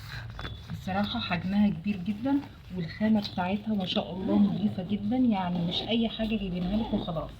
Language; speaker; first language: Arabic; native; Arabic